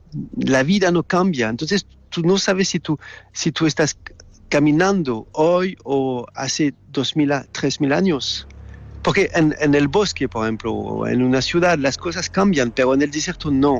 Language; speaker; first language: Spanish; non-native, learner; French